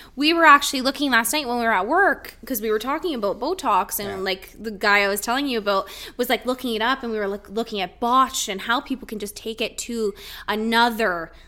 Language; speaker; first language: English; early bilingual, other home language; Italian